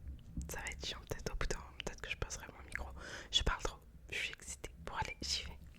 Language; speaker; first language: French; native; French